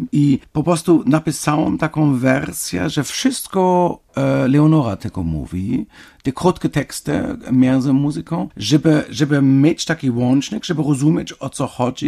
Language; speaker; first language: Polish; non-native, fluent; German